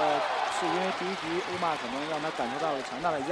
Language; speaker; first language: Chinese; native; Chinese